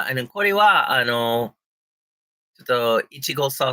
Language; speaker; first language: Japanese; non-native, learner; English